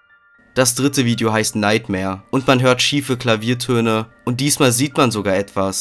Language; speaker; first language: German; native; German